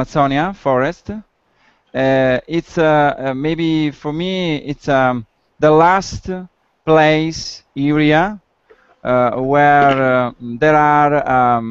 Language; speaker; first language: English; non-native, learner; Italian